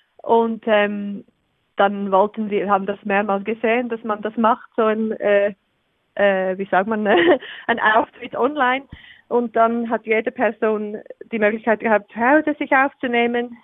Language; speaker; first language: German; non-native, fluent; English